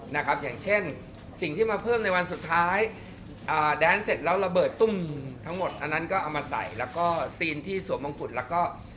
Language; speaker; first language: Thai; native; Thai